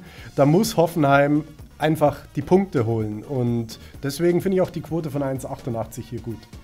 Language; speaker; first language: German; native; German